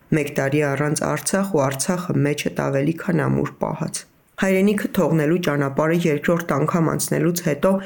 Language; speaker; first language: Armenian; native; Armenian